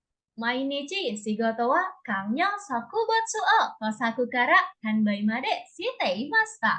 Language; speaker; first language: Japanese; non-native, learner; Indonesian